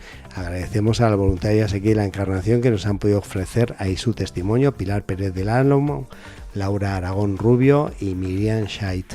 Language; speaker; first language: Spanish; native; Spanish